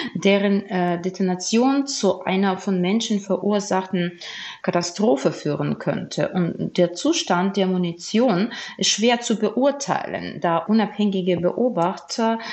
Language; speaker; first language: German; non-native, fluent; Ukrainian